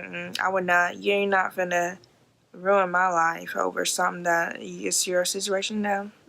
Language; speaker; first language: English; native; English